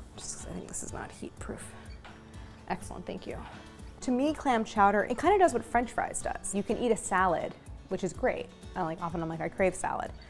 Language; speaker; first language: English; native; English